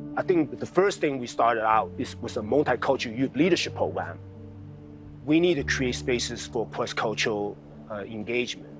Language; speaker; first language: English; early bilingual, other home language; Chinese